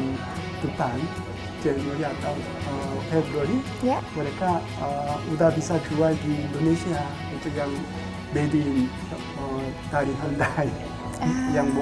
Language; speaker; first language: Indonesian; non-native, learner; Korean